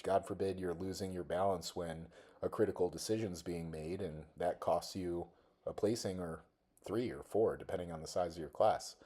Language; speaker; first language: English; native; English